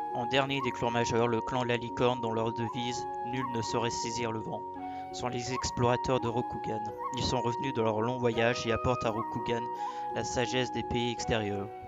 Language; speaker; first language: French; native; French